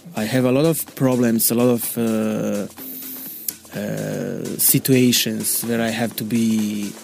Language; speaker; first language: English; non-native, learner; Bosnian